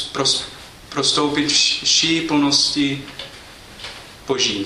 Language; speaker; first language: Czech; non-native, fluent; English